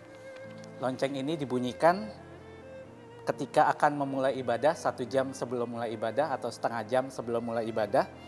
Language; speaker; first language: Indonesian; native; Indonesian